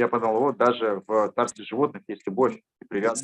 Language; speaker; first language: Russian; native; Russian